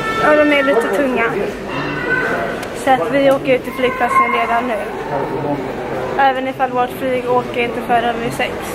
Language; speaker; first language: Swedish; native; Swedish